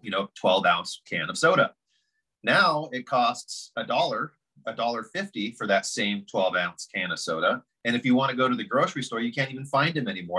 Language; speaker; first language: English; native; English